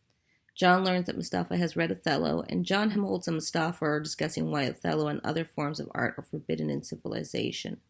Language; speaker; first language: English; native; English